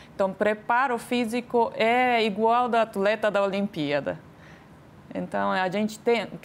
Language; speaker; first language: Portuguese; non-native, fluent; Japanese